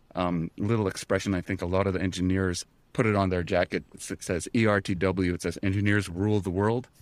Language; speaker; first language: English; native; English